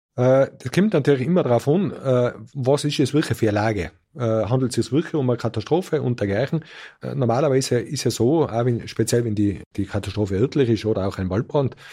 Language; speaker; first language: German; native; German